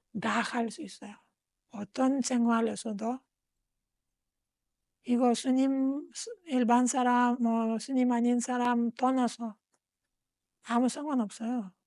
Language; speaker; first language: Korean; non-native, fluent; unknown